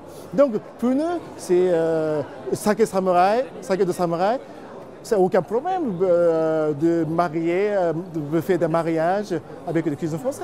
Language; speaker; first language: French; non-native, learner; Japanese